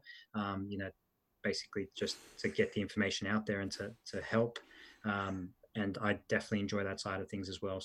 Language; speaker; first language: English; early bilingual, other home language; Italian